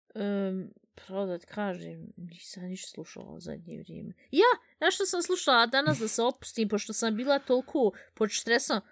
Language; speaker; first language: Bosnian; early bilingual, heritage; Bosnian